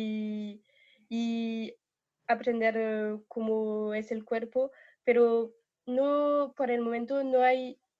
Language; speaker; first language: Spanish; non-native, fluent; French